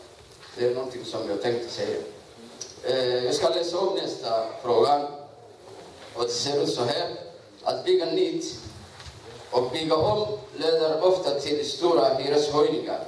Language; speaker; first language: Swedish; non-native, learner; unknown